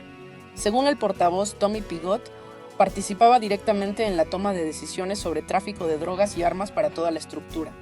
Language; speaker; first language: Spanish; native; Spanish